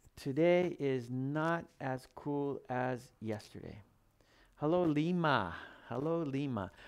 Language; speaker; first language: English; native; English